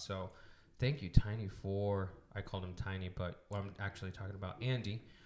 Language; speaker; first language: English; early bilingual, other home language; Spanish